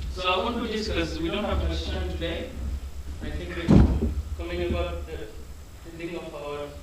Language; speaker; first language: English; non-native, fluent; French